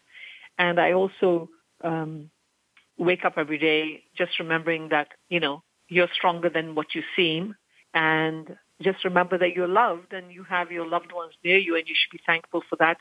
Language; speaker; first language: English; non-native, local second language; Punjabi